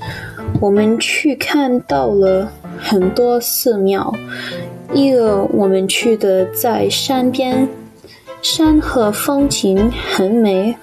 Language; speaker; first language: Chinese; non-native, learner; English